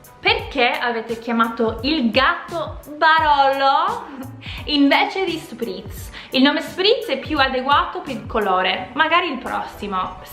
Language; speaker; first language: Italian; non-native, fluent; English